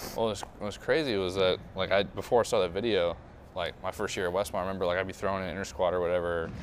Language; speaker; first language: English; native; English